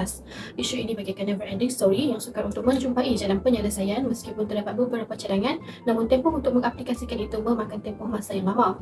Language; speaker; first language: Malay; native; Malay